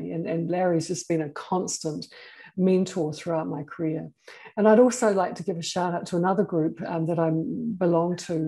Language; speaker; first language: English; native; English